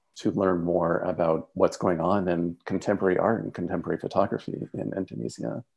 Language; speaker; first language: English; native; English